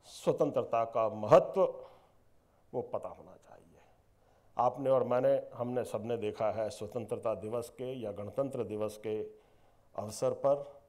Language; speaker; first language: Hindi; native; Hindi